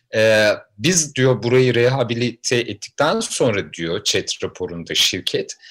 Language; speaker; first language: Turkish; native; Turkish